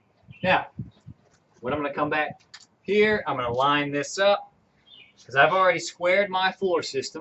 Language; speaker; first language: English; native; English